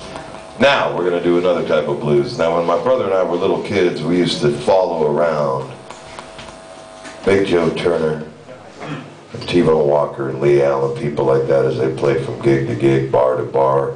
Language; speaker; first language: English; native; English